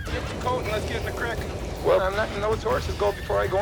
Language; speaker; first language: English; native; English